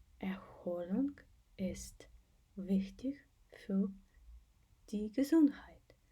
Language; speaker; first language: German; non-native, fluent; Ukrainian